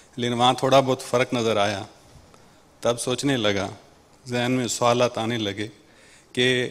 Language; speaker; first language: Urdu; non-native, local second language; Sindhi